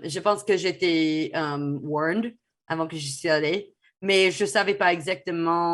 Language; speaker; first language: French; non-native, fluent; English